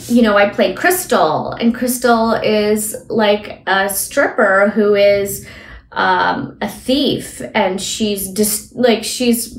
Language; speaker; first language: English; early bilingual, other home language; Hindi